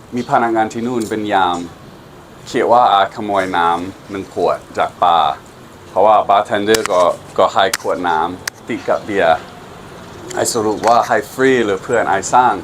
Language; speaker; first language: Thai; non-native, learner; English